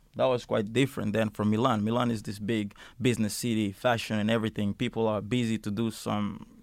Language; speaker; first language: English; non-native, fluent; Finnish